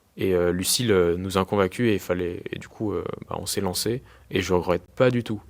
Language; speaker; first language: French; early bilingual, other home language; Spanish